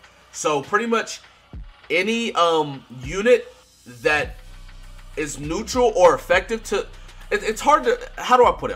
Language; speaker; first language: English; native; English